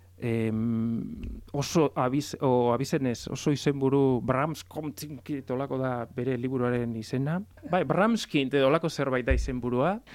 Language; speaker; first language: Basque; native; Basque